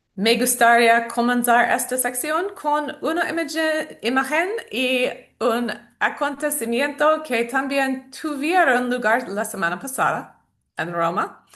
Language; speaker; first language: Spanish; non-native, learner; English